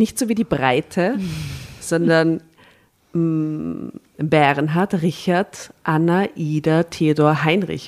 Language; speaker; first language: German; native; German